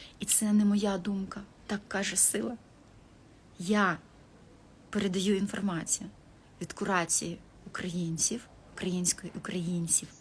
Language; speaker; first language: Ukrainian; non-native, local second language; Russian